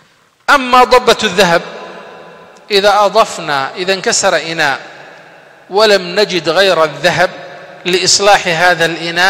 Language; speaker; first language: Arabic; non-native, fluent; Somali